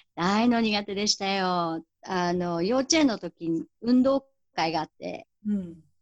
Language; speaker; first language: Japanese; native; Japanese